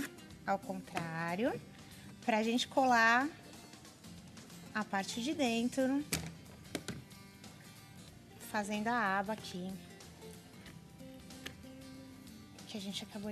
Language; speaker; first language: Portuguese; native; Portuguese